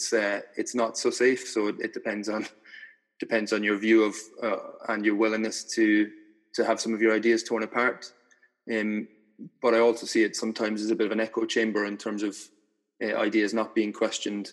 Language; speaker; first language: English; native; English